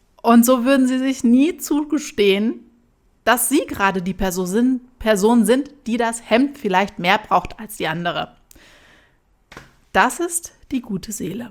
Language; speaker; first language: German; native; German